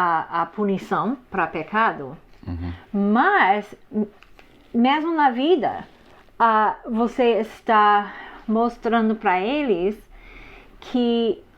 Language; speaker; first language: Portuguese; non-native, fluent; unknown